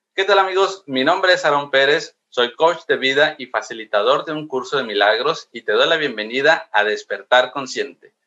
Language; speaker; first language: Spanish; native; Spanish